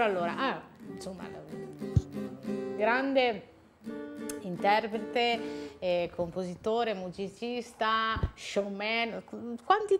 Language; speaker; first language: Italian; native; Italian